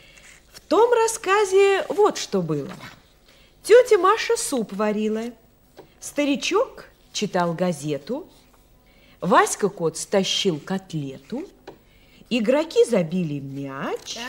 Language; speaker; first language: Russian; native; Russian